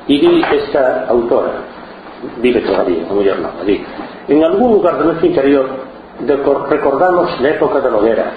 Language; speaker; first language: Spanish; non-native, local second language; Galician